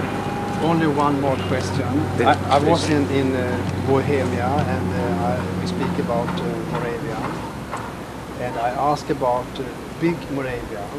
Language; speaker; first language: English; non-native, fluent; Swedish